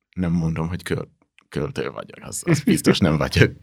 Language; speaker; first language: Hungarian; non-native, learner; English